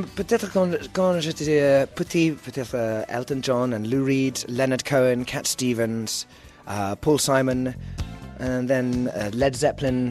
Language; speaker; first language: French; non-native, learner; English